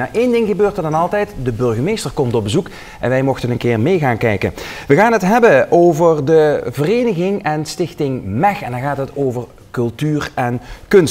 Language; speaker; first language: Dutch; native; Dutch